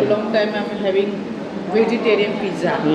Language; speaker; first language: English; non-native, local second language; Gujarati